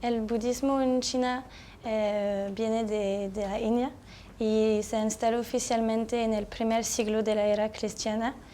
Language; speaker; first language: Spanish; non-native, fluent; French